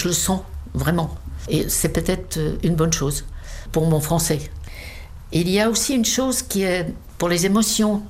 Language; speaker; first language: French; non-native, fluent; Czech